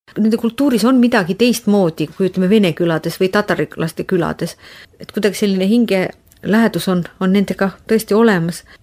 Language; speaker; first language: Estonian; native; Estonian